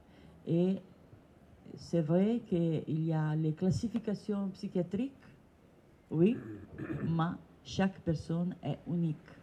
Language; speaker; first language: French; non-native, learner; Italian